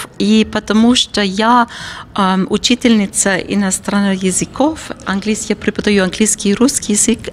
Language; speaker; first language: Russian; non-native, fluent; German